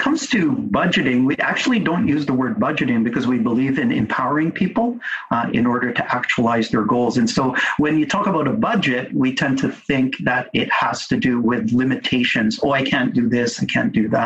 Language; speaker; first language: English; native; English